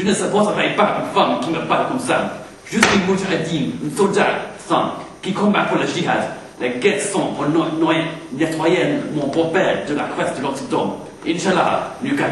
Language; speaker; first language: French; non-native, learner; English